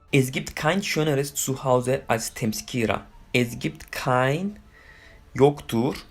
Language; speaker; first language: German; non-native, fluent; Turkish